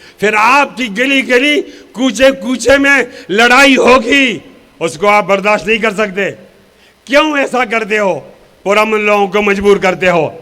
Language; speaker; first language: Urdu; non-native, local second language; Pashto